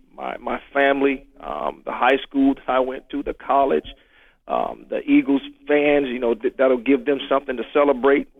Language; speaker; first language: English; native; English